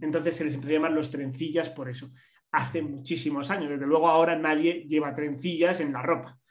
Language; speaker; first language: Spanish; native; Spanish